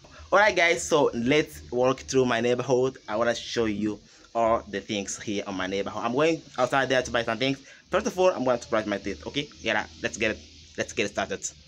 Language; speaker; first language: English; non-native, learner; Makhuwa